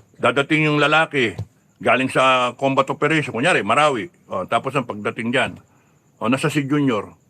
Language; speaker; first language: Filipino; native; Filipino